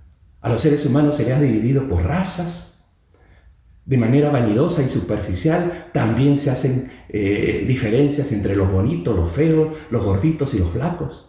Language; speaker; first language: Spanish; native; Spanish